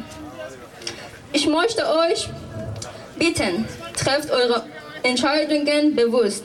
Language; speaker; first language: German; non-native, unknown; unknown